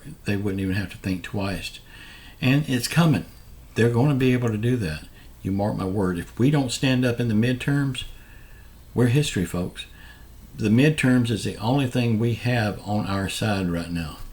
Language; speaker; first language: English; native; English